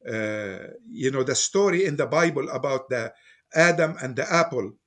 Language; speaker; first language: English; non-native, fluent; Arabic